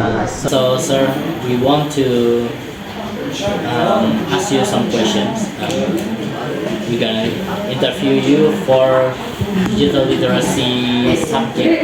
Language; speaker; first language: English; non-native, learner; Indonesian